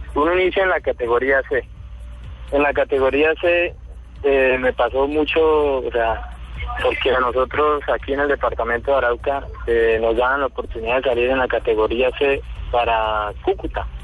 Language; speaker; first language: Spanish; native; Spanish